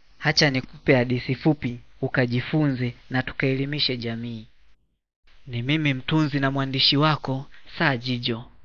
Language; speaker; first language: Swahili; native; Swahili